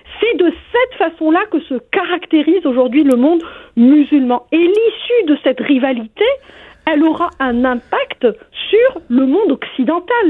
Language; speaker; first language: French; non-native, local second language; Arabic